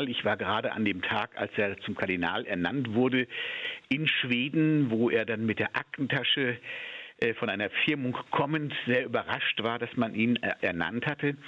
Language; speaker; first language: German; native; German